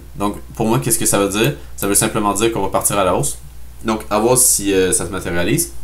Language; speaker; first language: French; native; French